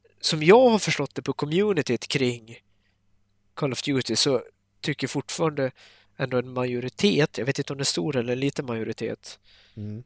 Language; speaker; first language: Swedish; native; Swedish